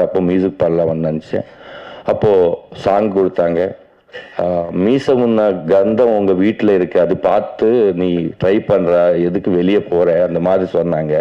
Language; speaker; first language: Tamil; non-native, learner; Telugu